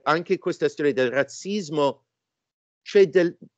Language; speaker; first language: Italian; non-native, fluent; English